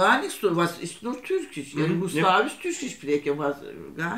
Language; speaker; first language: German; non-native, learner; Turkish